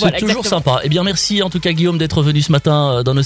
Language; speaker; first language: French; native; French